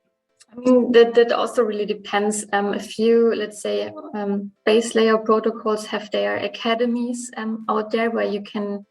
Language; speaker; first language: English; non-native, fluent; German